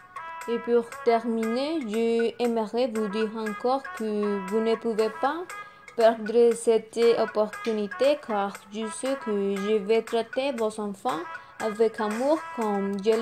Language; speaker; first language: French; non-native, learner; Spanish